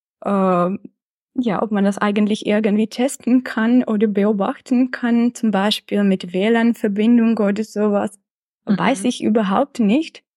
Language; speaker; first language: German; non-native, fluent; Czech